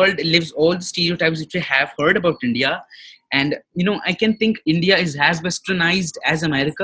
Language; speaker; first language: English; non-native, local second language; Marwari